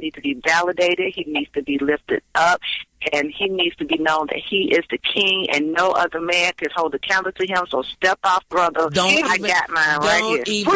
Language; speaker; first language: English; native; English